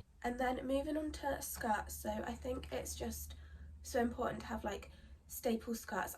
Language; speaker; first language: English; native; English